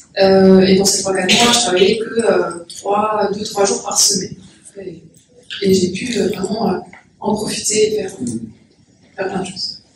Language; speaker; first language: French; native; French